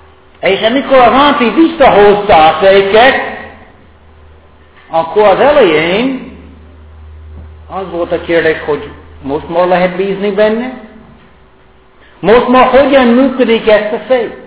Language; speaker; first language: Hungarian; non-native, fluent; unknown